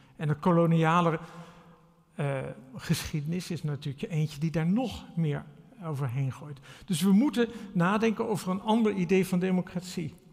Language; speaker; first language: Dutch; native; Dutch